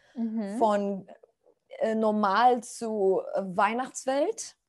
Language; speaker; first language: German; non-native, fluent; Spanish